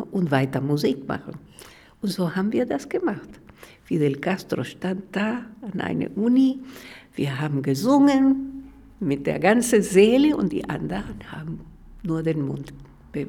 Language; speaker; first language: German; non-native, fluent; Spanish